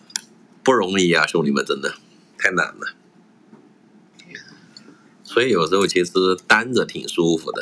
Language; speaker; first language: Chinese; native; Chinese